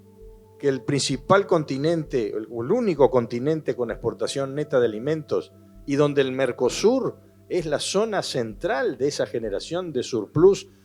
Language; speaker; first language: Spanish; native; Spanish